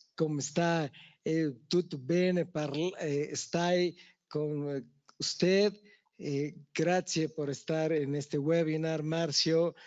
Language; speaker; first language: Italian; non-native, learner; Spanish